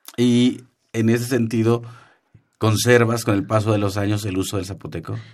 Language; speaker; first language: Spanish; non-native, local second language; Nahuatl languages